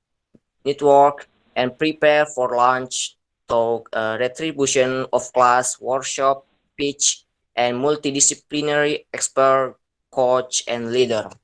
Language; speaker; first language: English; non-native, learner; Indonesian